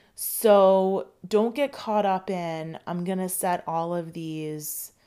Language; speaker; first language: English; native; English